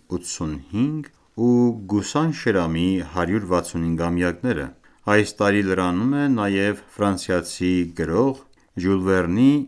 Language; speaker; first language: Armenian; native; Armenian